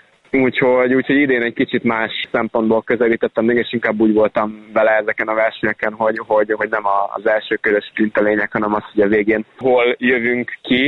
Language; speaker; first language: Hungarian; native; Hungarian